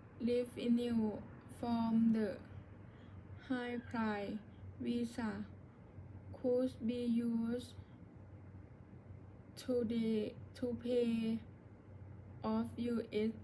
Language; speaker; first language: English; non-native, learner; Thai